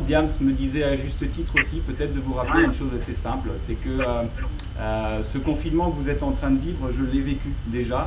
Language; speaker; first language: French; native; French